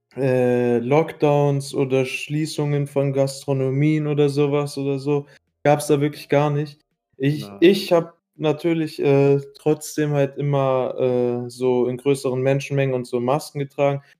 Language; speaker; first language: German; early bilingual, other home language; Arabic